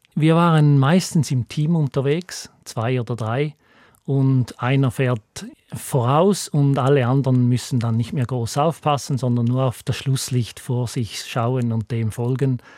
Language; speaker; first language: German; native; German